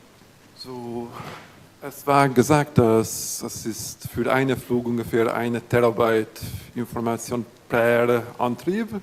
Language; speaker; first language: German; non-native, fluent; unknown